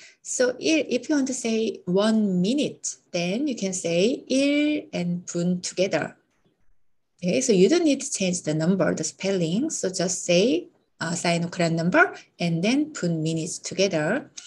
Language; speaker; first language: English; non-native, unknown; Korean